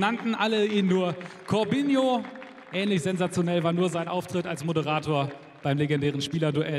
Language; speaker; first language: German; native; German